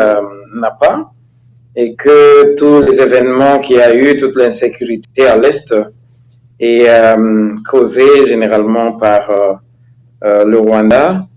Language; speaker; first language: French; non-native, local second language; Kinyarwanda